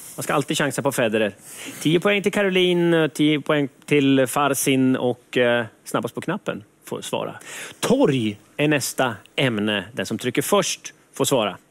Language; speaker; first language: Swedish; native; Swedish